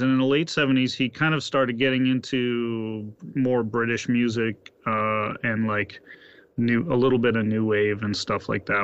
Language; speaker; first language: English; native; English